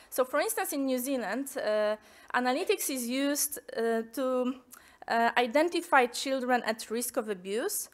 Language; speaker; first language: English; non-native, fluent; Polish